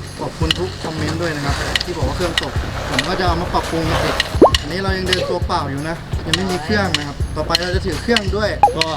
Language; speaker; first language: Thai; native; Thai